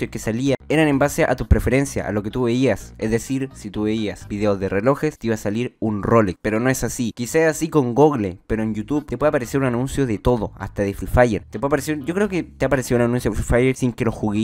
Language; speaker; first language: Spanish; native; Spanish